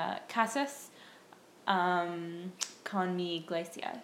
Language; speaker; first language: Spanish; non-native, learner; English